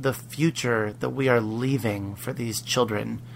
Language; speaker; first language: English; native; English